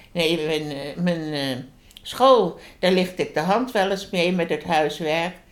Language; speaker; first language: Dutch; native; Dutch